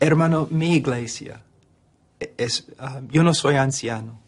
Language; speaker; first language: Spanish; non-native, fluent; English